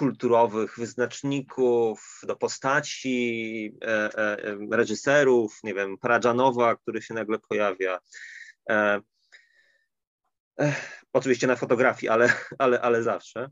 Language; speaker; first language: Polish; native; Polish